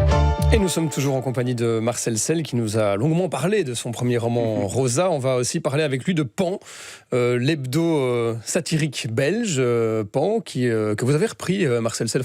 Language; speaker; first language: French; native; French